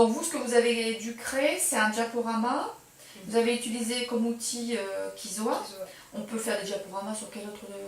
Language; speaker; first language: French; native; French